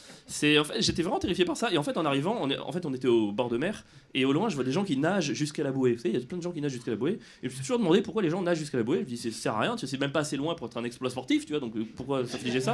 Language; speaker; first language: French; native; French